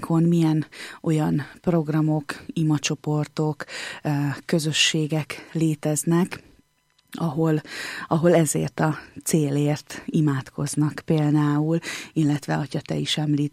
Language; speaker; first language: Hungarian; native; Hungarian